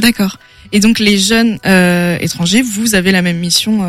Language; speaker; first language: French; native; French